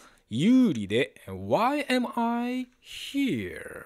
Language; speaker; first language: English; non-native, learner; Japanese